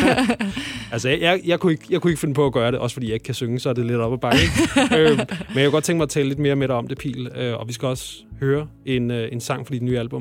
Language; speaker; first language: Danish; native; Danish